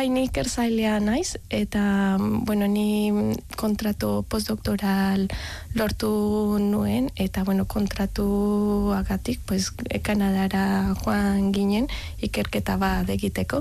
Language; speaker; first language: Basque; non-native, learner; Spanish